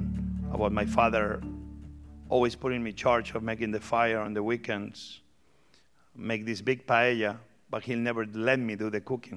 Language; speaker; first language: English; non-native, fluent; Spanish